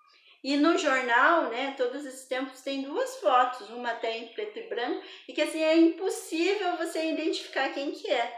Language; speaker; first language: Portuguese; native; Portuguese